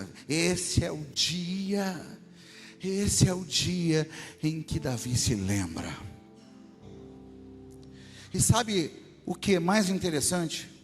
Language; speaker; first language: Portuguese; native; Portuguese